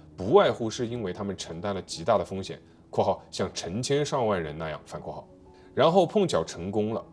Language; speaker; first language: Chinese; native; Chinese